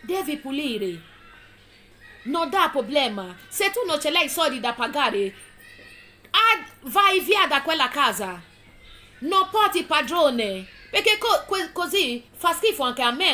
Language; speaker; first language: Italian; non-native, fluent; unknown